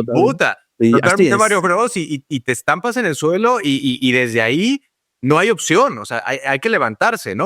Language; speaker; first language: Spanish; native; Spanish